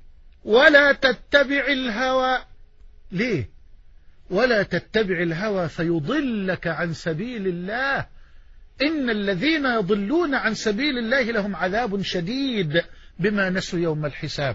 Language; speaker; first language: Arabic; native; Arabic